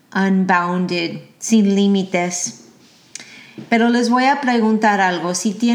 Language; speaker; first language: Spanish; early bilingual, heritage; Spanish